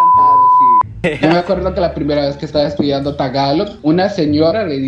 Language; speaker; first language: Spanish; non-native, fluent; Portuguese